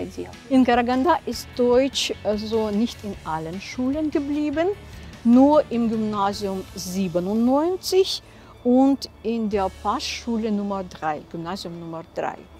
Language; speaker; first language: German; non-native, local second language; Russian